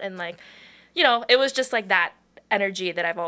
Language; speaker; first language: English; non-native, local second language; Filipino